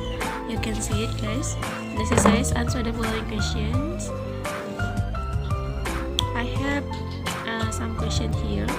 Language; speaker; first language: English; non-native, learner; Indonesian